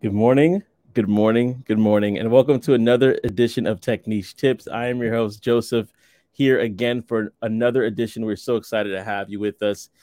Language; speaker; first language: English; native; English